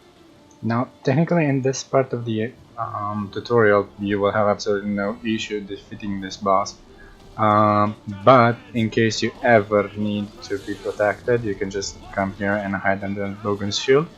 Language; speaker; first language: English; non-native, fluent; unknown